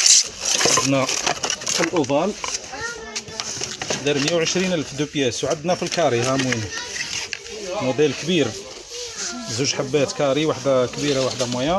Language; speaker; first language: Arabic; native; Arabic